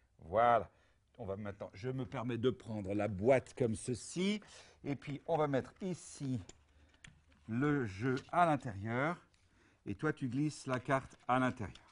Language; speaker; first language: French; native; French